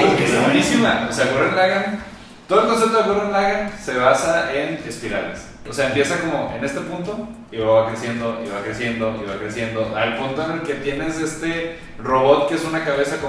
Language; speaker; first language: Spanish; native; Spanish